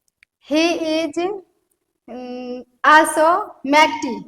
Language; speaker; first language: English; non-native, learner; Hindi